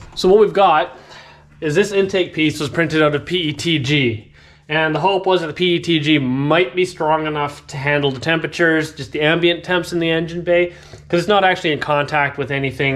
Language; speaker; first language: English; native; English